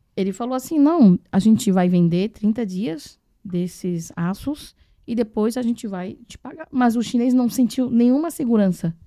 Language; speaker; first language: Portuguese; non-native, fluent; Chinese